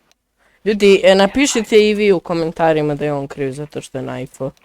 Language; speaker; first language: Bosnian; native; Bosnian